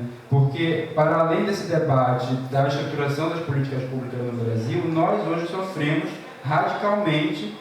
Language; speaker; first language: Portuguese; native; Portuguese